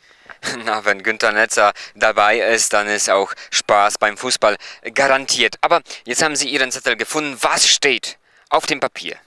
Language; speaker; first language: German; non-native, fluent; Polish